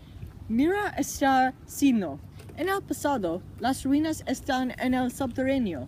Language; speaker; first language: Spanish; non-native, learner; English